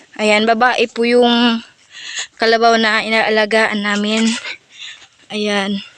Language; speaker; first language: Filipino; non-native, local second language; Cebuano